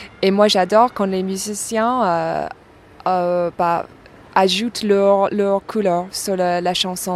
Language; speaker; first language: French; non-native, fluent; English